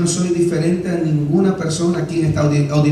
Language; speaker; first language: Spanish; native; Spanish